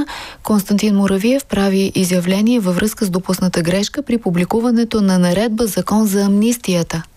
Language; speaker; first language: Bulgarian; native; Bulgarian